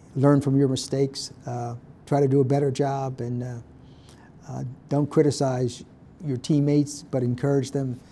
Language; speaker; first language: English; native; English